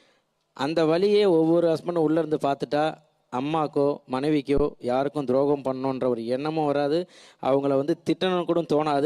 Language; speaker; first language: Tamil; native; Tamil